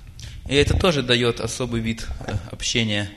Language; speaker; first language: Russian; native; Russian